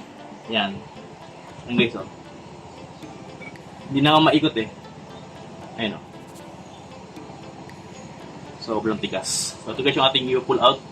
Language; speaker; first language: Filipino; native; Filipino